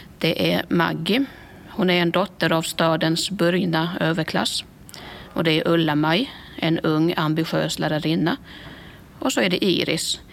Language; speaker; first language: Swedish; native; Swedish